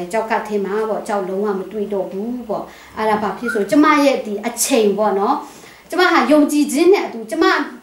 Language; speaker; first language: Burmese; non-native, local second language; Kachin